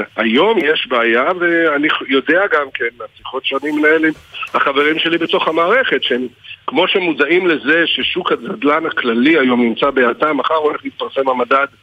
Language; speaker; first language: Hebrew; native; Hebrew